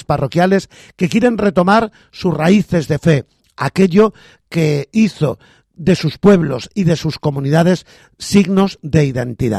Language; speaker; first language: Spanish; native; Spanish